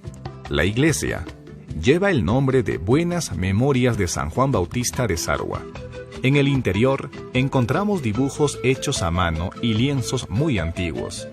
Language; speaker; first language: Spanish; native; Spanish